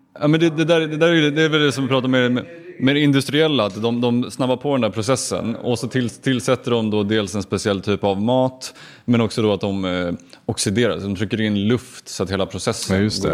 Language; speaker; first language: Swedish; native; Swedish